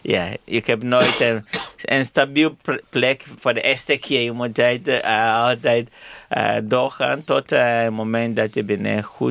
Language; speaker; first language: Dutch; non-native, learner; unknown